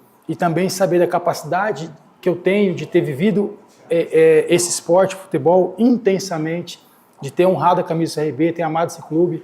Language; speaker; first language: Portuguese; native; Portuguese